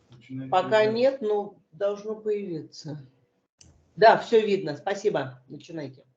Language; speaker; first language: Russian; native; Russian